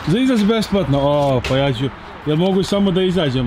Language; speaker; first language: Serbian; native; Serbian